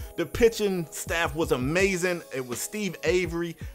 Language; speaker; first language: English; native; English